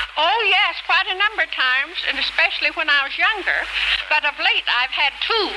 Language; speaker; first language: English; native; English